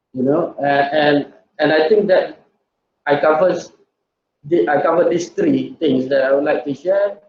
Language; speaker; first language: English; non-native, local second language; Malay